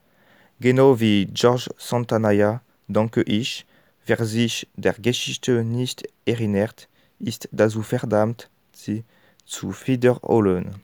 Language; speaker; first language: German; non-native, learner; French